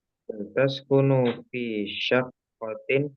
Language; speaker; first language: Arabic; non-native, learner; Indonesian